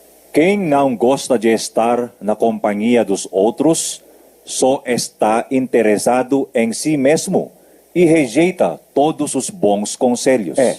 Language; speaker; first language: Portuguese; native; Portuguese